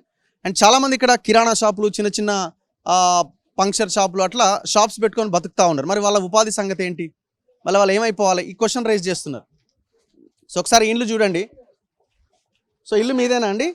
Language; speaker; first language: Telugu; native; Telugu